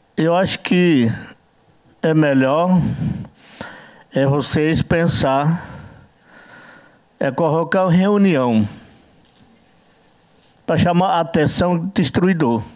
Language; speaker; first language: Portuguese; non-native, learner; Yanomámi